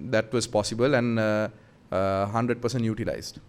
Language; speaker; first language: English; non-native, local second language; Sinhala